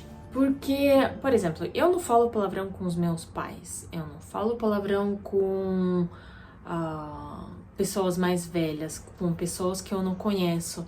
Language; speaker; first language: Portuguese; non-native, fluent; Russian